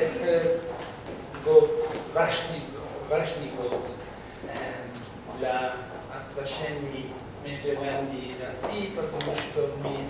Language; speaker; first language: Russian; non-native, learner; English